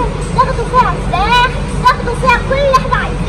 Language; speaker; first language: Arabic; native; Arabic